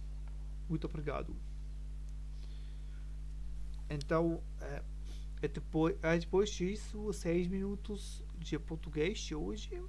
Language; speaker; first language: Portuguese; non-native, learner; German